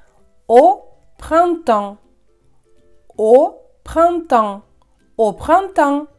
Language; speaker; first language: French; non-native, fluent; Russian